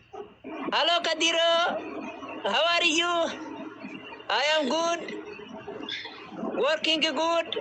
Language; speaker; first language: English; non-native, learner; Oromo